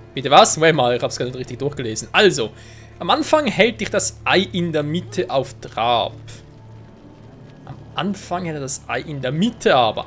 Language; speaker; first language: German; native; German